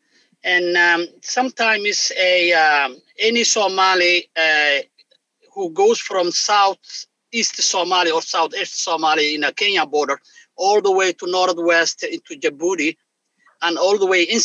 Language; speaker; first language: English; non-native, fluent; Somali